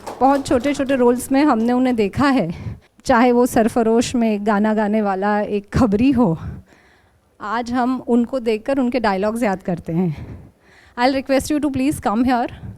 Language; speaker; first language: Hindi; native; Hindi